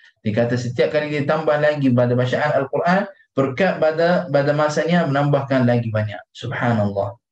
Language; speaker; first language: Malay; non-native, fluent; Arabic